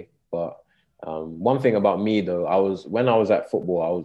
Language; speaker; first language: English; native; English